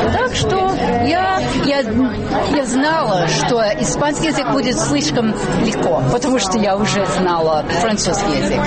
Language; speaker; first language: Russian; non-native, fluent; English